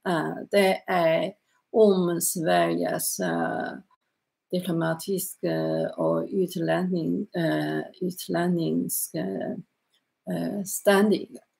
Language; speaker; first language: Swedish; non-native, learner; Chinese